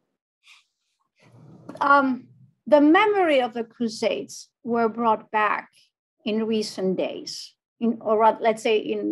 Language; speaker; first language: English; non-native, fluent; Arabic